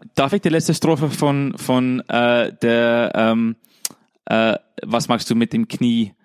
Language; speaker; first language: German; non-native, fluent; English